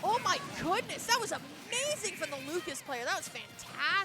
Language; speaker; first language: English; native; English